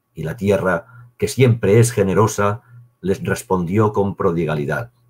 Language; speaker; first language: Spanish; native; Spanish